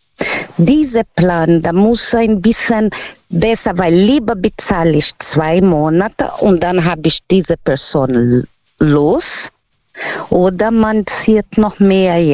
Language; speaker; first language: German; non-native, learner; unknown